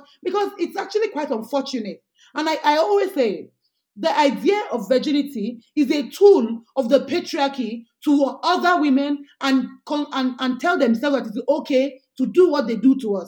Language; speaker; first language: English; non-native, local second language; Yoruba